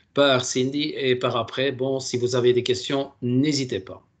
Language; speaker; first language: French; non-native, local second language; Dutch